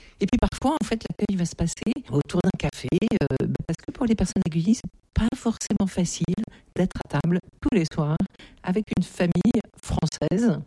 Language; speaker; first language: French; native; French